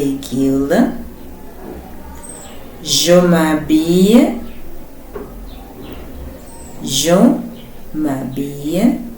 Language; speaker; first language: French; non-native, fluent; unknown